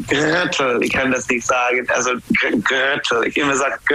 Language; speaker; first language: German; non-native, learner; English